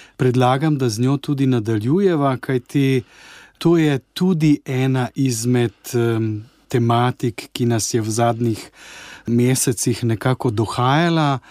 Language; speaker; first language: Slovenian; native; Slovenian